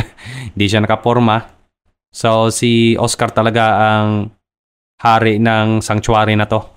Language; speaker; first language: Filipino; native; Filipino